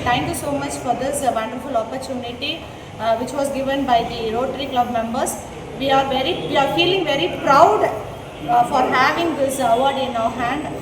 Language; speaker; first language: English; non-native, local second language; Tamil